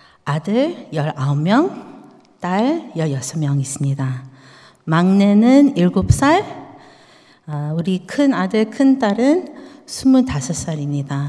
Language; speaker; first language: Korean; early bilingual, heritage; Korean